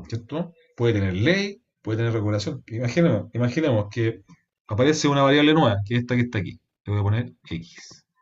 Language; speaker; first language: Spanish; native; Spanish